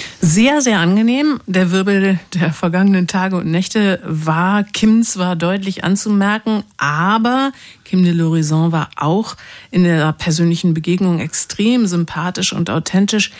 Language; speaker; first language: German; native; German